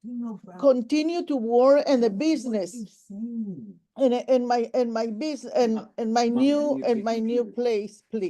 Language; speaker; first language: English; non-native, local second language; Spanish